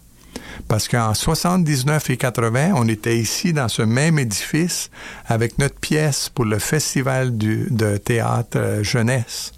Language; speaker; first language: French; native; French